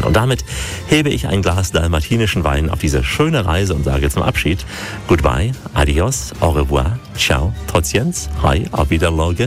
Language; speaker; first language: German; native; German